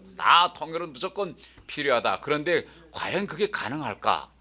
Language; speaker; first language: Korean; native; Korean